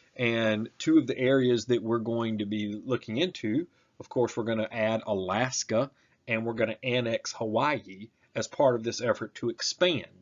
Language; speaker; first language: English; native; English